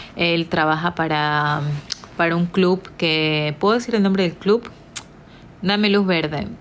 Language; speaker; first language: Spanish; native; Spanish